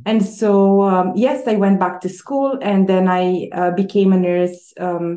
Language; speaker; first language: English; non-native, fluent; Romanian